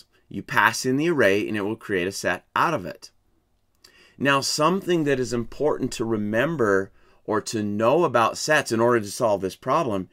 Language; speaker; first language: English; native; English